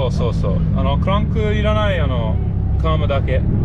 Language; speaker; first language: Japanese; non-native, learner; English